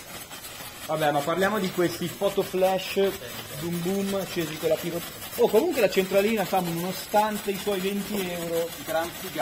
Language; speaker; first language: Italian; native; Italian